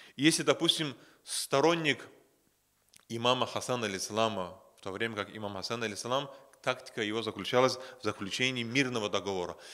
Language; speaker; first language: Russian; non-native, local second language; Azerbaijani